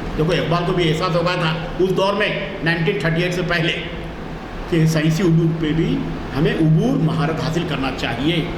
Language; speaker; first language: Urdu; native; Urdu